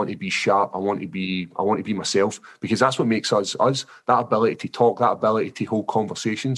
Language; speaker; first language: English; native; English